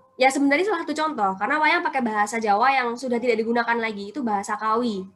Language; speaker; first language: Indonesian; non-native, local second language; Javanese